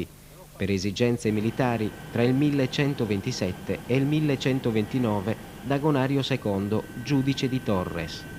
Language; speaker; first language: Italian; native; Italian